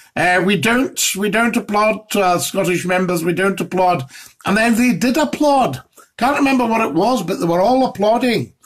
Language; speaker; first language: English; native; English